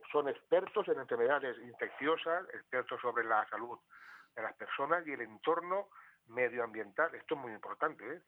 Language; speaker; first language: Spanish; native; Spanish